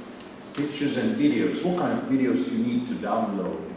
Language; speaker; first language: English; non-native, fluent; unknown